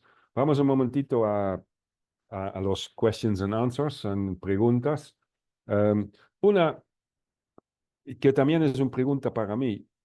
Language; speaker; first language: Spanish; non-native, fluent; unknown